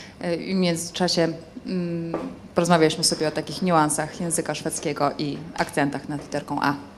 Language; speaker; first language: Polish; native; Polish